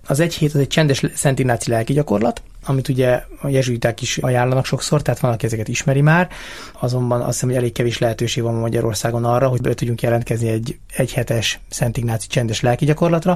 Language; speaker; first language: Hungarian; native; Hungarian